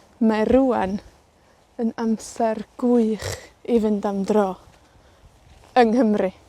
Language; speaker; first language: Welsh; native; Welsh